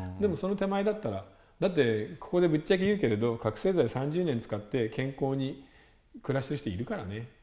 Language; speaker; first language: Japanese; native; Japanese